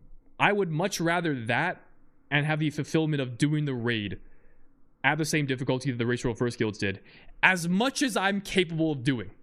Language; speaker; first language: English; native; English